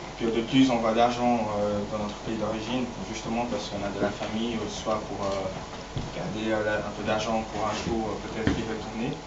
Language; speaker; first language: French; non-native, fluent; Portuguese